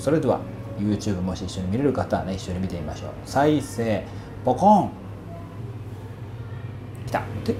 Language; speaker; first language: Japanese; native; Japanese